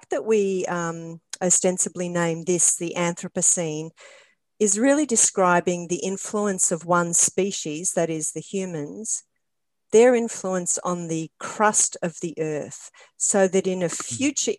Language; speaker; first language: English; native; English